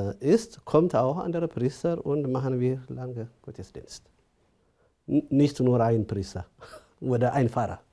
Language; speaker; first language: German; non-native, learner; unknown